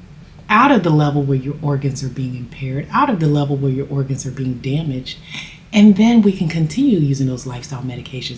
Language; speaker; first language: English; native; English